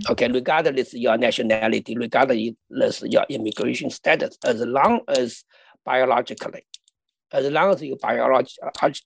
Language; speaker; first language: English; non-native, fluent; Chinese